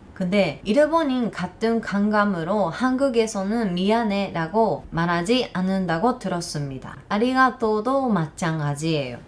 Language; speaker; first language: Korean; non-native, learner; Japanese